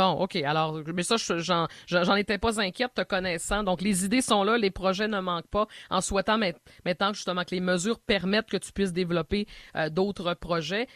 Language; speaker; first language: French; native; French